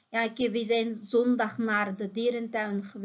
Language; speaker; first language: Dutch; non-native, fluent; Uyghur